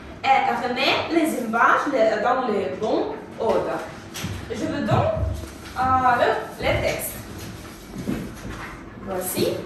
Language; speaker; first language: French; non-native, fluent; Russian